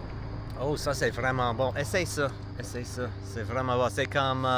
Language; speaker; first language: French; non-native, learner; English